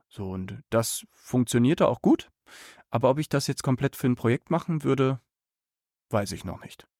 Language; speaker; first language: German; native; German